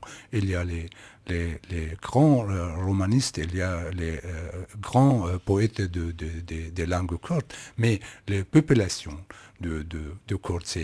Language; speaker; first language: French; non-native, learner; Kurdish